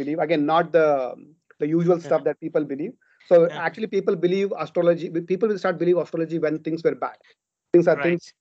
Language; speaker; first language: English; non-native, local second language; Kannada